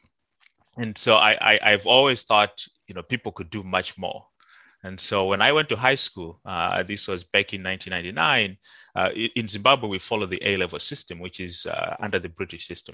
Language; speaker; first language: English; non-native, local second language; Shona